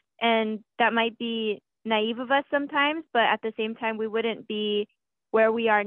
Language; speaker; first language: English; native; English